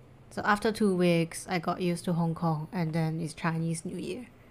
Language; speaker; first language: English; non-native, fluent; Chinese